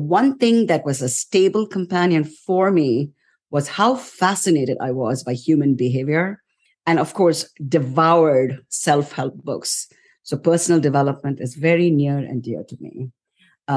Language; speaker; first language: English; non-native, local second language; Tamil